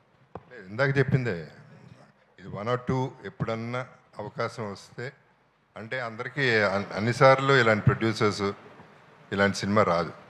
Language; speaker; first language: Telugu; native; Telugu